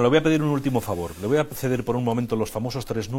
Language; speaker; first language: Spanish; native; Spanish